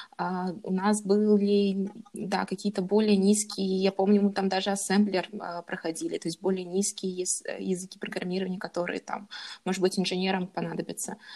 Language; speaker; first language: Russian; native; Russian